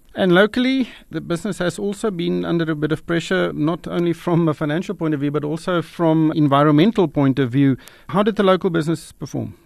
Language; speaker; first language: English; non-native, local second language; Afrikaans